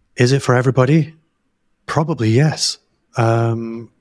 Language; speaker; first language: English; native; English